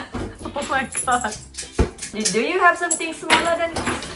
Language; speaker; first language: English; non-native, learner; Thai